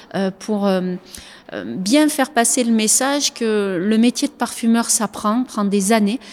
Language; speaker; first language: French; native; French